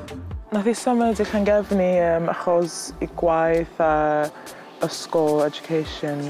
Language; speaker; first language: Welsh; early bilingual, other home language; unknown